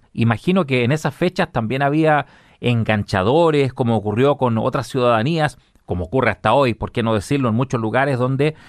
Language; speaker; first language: Spanish; native; Spanish